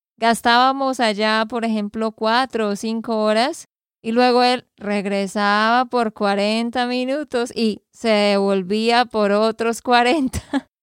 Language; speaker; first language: Spanish; native; Spanish